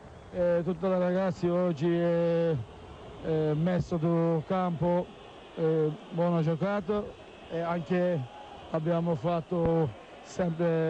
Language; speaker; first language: Italian; non-native, learner; Turkish